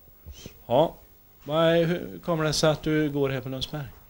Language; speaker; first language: Swedish; native; Swedish